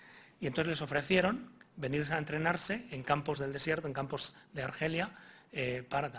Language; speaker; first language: Spanish; native; Spanish